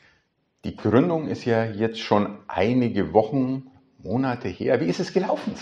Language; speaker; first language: German; native; German